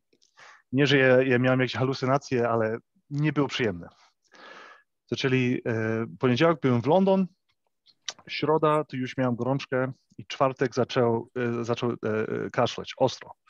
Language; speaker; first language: Polish; early bilingual, heritage; English